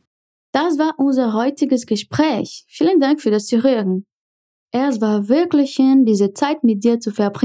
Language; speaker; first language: German; non-native, fluent; Portuguese